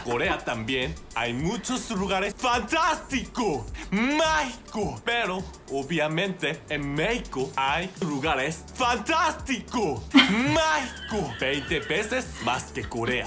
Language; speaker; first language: Spanish; non-native, learner; Korean